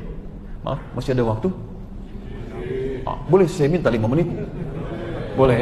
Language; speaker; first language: Indonesian; native; Indonesian